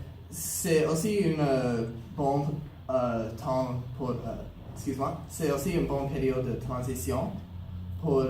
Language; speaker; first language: French; non-native, local second language; English